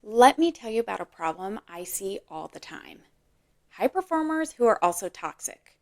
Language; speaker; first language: English; native; English